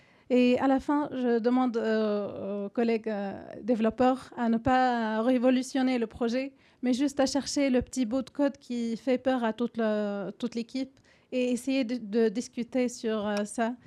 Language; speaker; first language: French; non-native, fluent; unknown